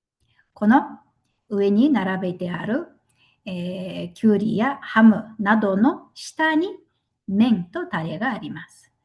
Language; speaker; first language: Japanese; non-native, fluent; Mongolian